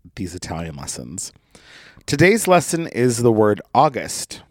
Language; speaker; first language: English; native; English